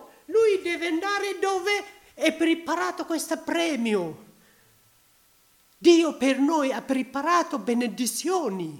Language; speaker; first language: Italian; non-native, learner; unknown